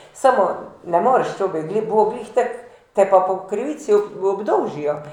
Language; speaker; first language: Slovenian; native; Slovenian